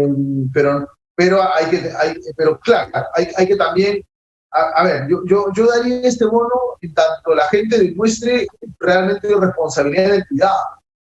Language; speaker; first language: Spanish; native; Spanish